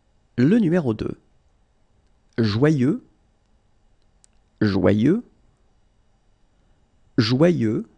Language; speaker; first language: French; native; French